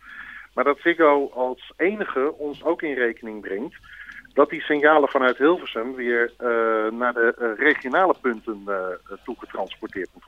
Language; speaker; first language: Dutch; native; Dutch